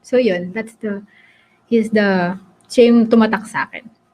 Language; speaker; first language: Filipino; native; Filipino